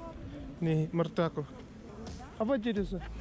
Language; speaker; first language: Indonesian; native; Indonesian